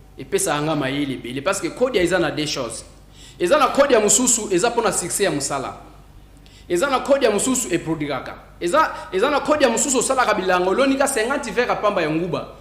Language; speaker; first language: Lingala; non-native, local second language; Kongo